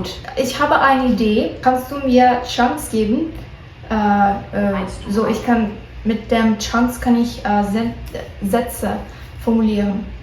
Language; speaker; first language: German; non-native, learner; Portuguese